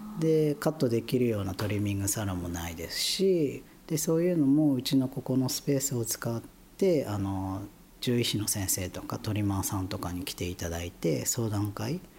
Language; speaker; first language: Japanese; native; Japanese